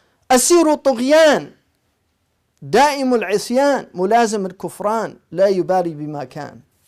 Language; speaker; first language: Arabic; non-native, fluent; English